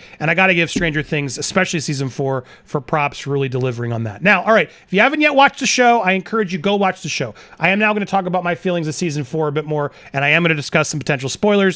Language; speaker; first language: English; native; English